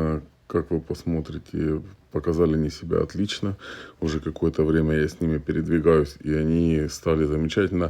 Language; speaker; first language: Russian; native; Russian